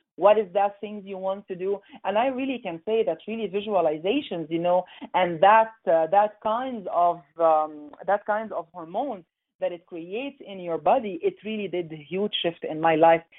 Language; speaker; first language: English; non-native, fluent; Arabic